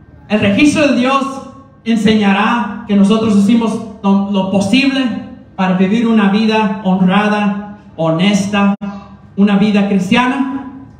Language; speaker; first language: Spanish; early bilingual, heritage; Spanish